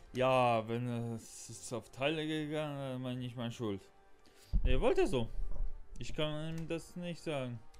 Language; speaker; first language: German; non-native, learner; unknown